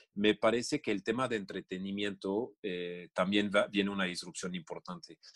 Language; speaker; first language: Spanish; non-native, fluent; French